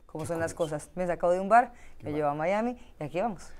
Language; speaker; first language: Spanish; native; Spanish